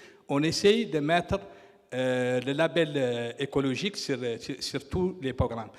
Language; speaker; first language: French; non-native, local second language; Arabic